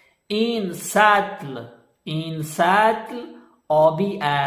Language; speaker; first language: Persian; non-native, fluent; Urdu